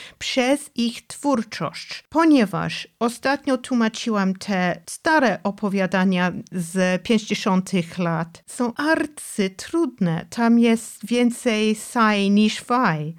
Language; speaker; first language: Polish; non-native, fluent; English